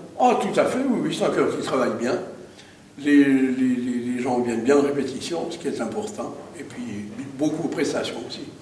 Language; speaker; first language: French; native; French